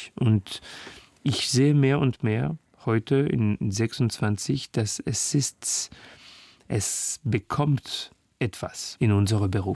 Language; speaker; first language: German; non-native, fluent; French